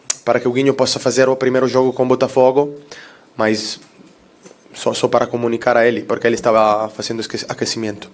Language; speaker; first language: Portuguese; non-native, fluent; Italian